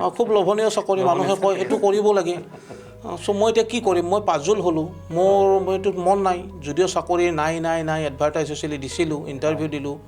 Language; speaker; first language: Assamese; native; Assamese